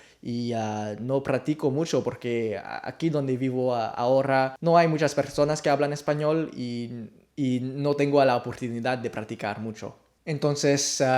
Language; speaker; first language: Spanish; non-native, learner; Vietnamese